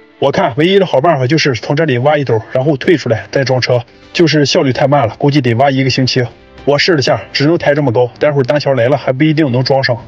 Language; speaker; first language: Chinese; native; Chinese